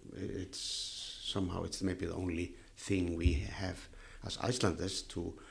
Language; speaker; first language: English; non-native, fluent; Icelandic